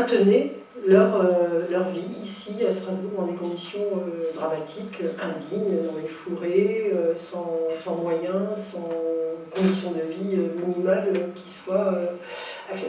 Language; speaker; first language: French; native; French